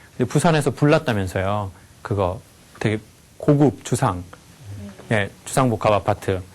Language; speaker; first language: Korean; native; Korean